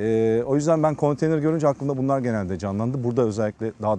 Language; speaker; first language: Turkish; native; Turkish